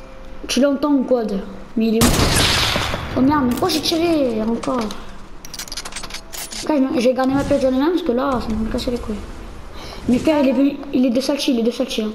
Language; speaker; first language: French; native; French